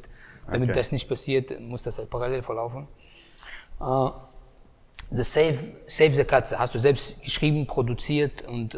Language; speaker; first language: German; native; German